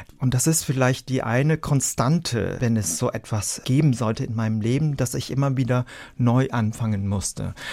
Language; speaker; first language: German; early bilingual, other home language; Vietnamese